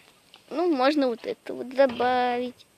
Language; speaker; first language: Russian; native; Russian